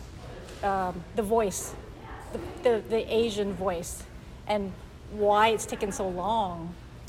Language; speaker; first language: English; non-native, local second language; Cantonese